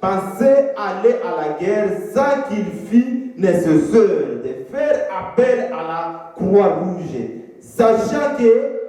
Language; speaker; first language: French; non-native, local second language; Swahili